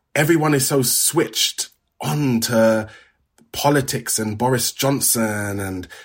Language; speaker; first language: English; native; English